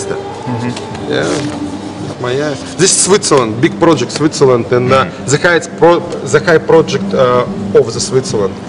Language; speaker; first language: English; non-native, learner; Russian